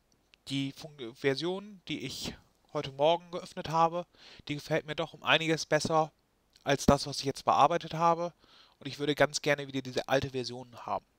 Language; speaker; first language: German; native; German